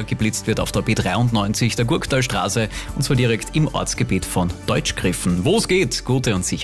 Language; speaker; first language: German; native; German